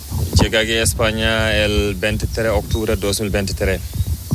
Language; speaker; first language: Spanish; non-native, learner; Fula